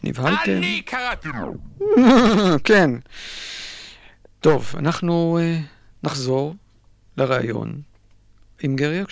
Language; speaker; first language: Hebrew; native; Hebrew